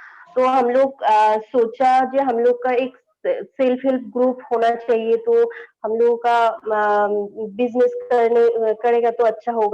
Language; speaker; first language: Hindi; non-native, local second language; Bangla